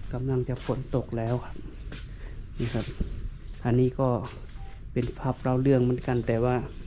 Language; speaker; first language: Thai; native; Thai